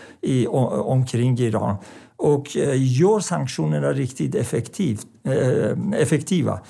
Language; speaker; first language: Swedish; non-native, fluent; Persian